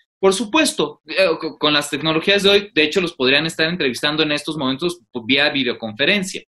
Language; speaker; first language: Spanish; native; Spanish